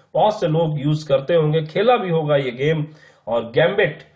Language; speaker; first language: Hindi; native; Hindi